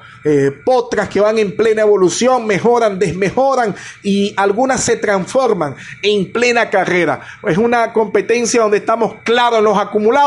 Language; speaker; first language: Spanish; native; Spanish